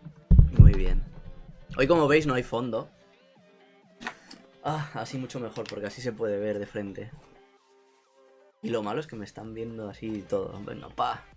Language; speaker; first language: Spanish; native; Spanish